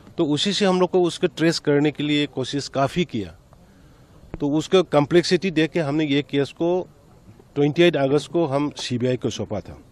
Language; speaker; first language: Hindi; non-native, local second language; Manipuri